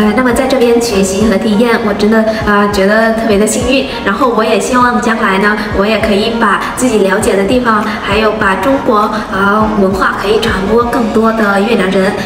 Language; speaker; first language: Chinese; non-native, fluent; Vietnamese